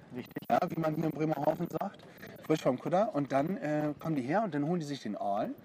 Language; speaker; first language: German; native; German